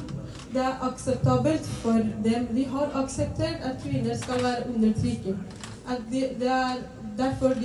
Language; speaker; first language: Swedish; non-native, fluent; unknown